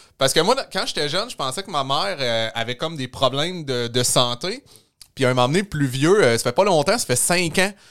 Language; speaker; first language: French; native; French